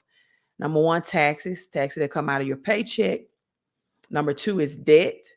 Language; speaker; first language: English; native; English